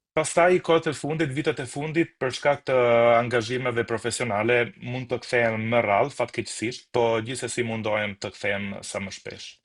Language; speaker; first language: Albanian; early bilingual, heritage; Albanian